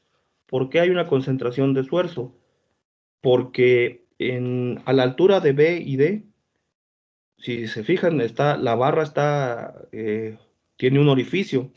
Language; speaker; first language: Spanish; native; Spanish